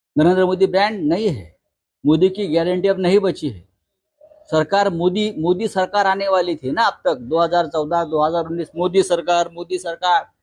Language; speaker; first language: Hindi; non-native, local second language; Marathi